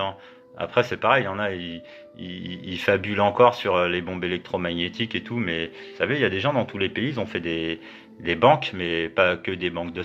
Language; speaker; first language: French; native; French